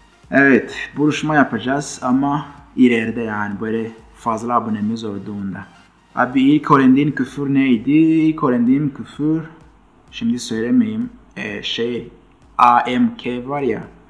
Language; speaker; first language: Turkish; non-native, fluent; Kinyarwanda